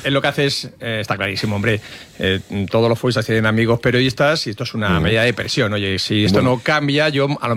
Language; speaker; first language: Spanish; native; Spanish